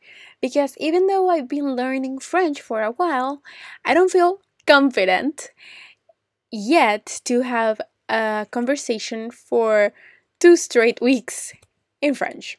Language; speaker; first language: English; non-native, fluent; Spanish